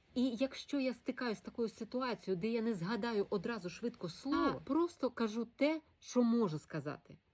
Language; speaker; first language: Ukrainian; non-native, local second language; Russian